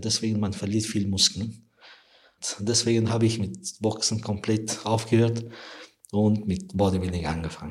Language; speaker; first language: German; non-native, learner; Persian